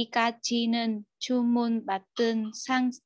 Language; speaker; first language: Korean; non-native, learner; Vietnamese